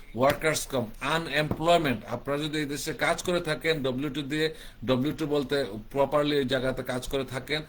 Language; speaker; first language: Bangla; early bilingual, heritage; Bangla